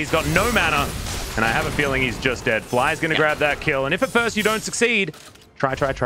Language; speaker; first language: English; native; English